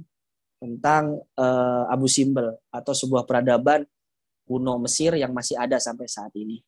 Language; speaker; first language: Indonesian; native; Indonesian